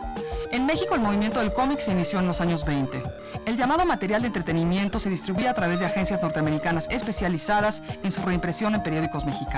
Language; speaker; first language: Spanish; native; Spanish